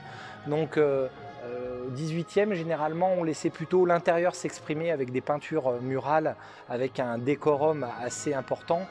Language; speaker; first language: French; native; French